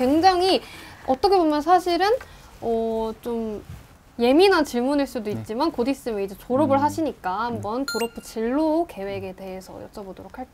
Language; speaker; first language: Korean; native; Korean